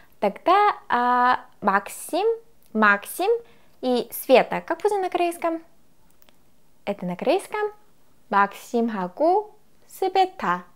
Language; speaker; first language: Russian; non-native, fluent; Korean